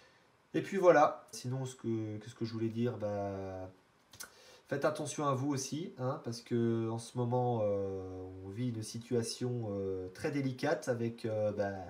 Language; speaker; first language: French; native; French